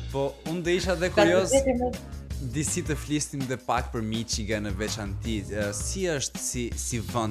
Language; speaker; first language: Albanian; native; Albanian